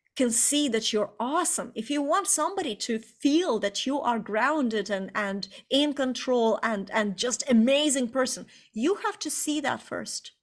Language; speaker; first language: English; non-native, fluent; Estonian